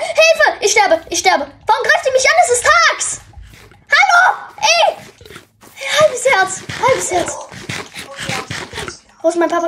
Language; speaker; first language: German; native; German